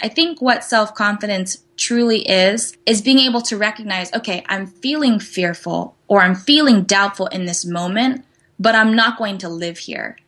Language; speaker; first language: English; native; English